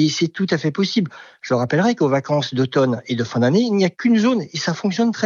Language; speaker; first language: French; native; French